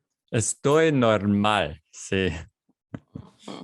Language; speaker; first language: Spanish; non-native, fluent; English